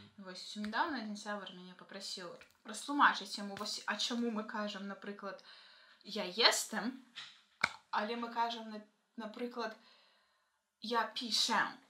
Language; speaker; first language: Belarusian; native; Belarusian